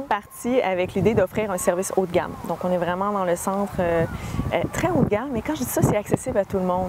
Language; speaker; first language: French; native; French